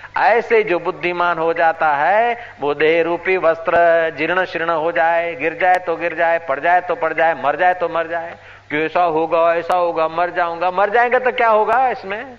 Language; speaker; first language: Hindi; non-native, local second language; Sindhi